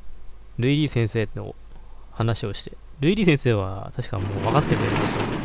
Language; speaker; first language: Japanese; native; Japanese